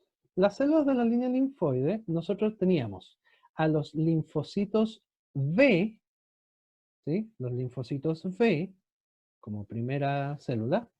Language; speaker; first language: Spanish; native; Spanish